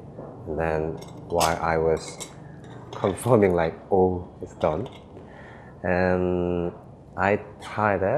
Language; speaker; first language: English; non-native, fluent; Korean